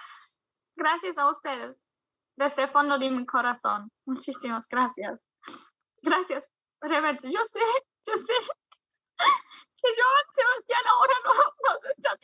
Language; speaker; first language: Spanish; non-native, fluent; German